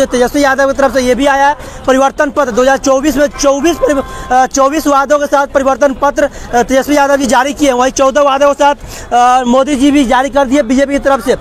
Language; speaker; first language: Hindi; native; Hindi